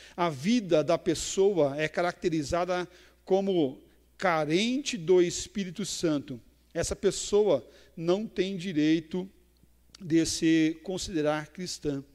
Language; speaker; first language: Portuguese; native; Portuguese